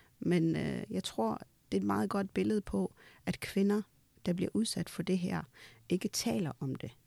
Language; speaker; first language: Danish; early bilingual, other home language; Amharic